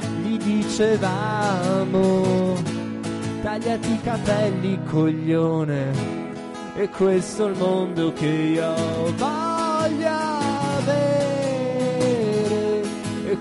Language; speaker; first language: Italian; native; Italian